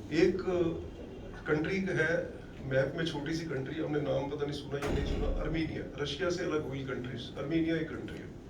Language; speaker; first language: Hindi; native; Hindi